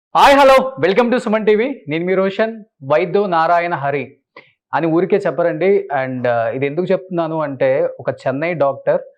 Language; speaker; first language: Telugu; native; Telugu